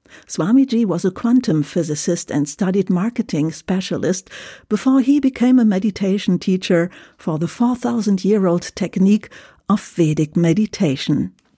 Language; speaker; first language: English; non-native, fluent; German